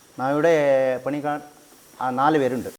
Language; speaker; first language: Malayalam; non-native, learner; Kannada